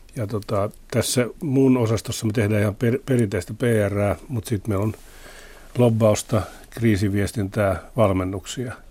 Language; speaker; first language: Finnish; native; Finnish